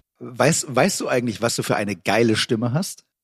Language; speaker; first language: German; native; German